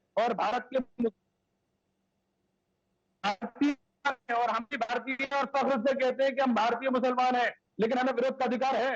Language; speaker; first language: Hindi; native; Hindi